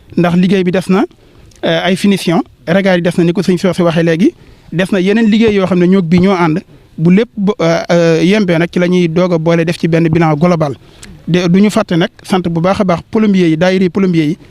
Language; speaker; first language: Wolof; native; Wolof